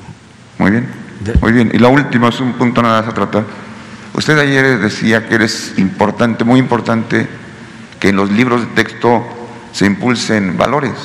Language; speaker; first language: Spanish; native; Spanish